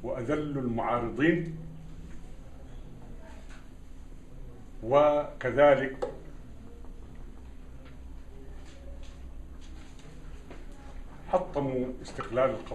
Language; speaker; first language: Arabic; native; Arabic